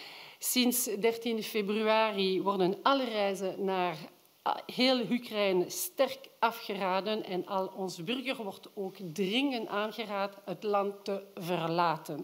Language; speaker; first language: Dutch; non-native, local second language; French